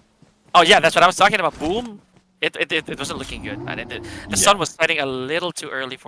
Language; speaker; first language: English; non-native, local second language; Filipino